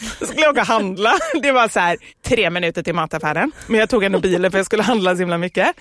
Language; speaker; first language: Swedish; native; Swedish